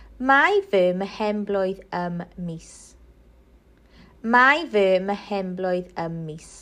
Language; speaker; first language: Welsh; non-native, local second language; English